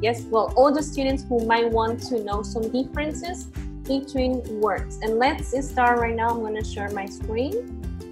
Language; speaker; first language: English; non-native, fluent; Spanish